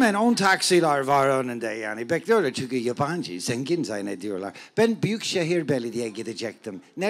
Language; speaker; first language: Turkish; non-native, fluent; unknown